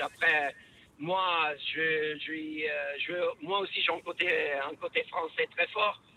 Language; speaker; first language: French; non-native, fluent; Italian